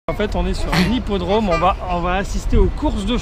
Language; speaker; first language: French; native; French